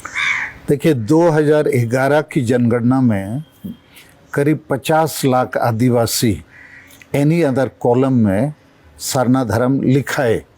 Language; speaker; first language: Hindi; non-native, local second language; Santali